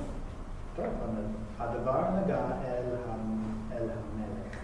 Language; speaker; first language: Hebrew; non-native, fluent; English